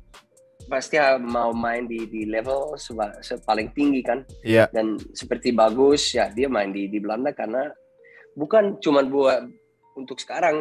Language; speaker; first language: Indonesian; non-native, fluent; Dutch